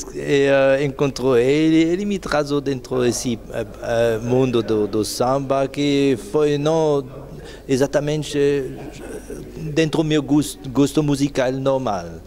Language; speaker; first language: Portuguese; non-native, learner; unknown